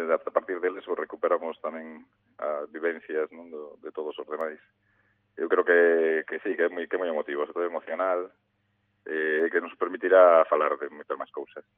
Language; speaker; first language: Galician; native; Galician